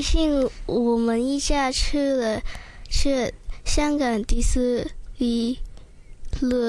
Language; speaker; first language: Chinese; non-native, local second language; Cantonese